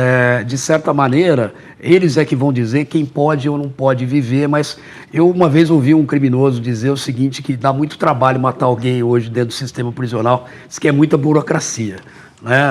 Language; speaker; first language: Portuguese; native; Portuguese